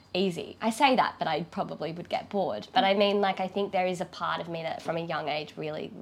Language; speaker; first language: English; native; English